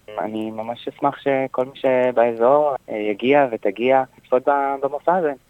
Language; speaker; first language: Hebrew; native; Hebrew